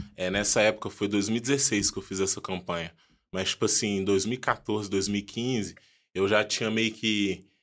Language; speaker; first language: Portuguese; early bilingual, other home language; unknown